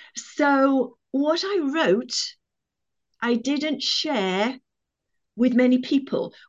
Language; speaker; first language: English; native; English